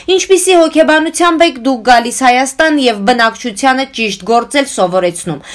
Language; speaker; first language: Armenian; native; Armenian